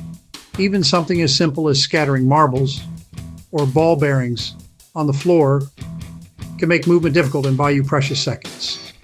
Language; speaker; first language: English; native; English